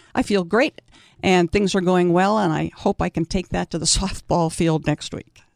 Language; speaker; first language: English; native; English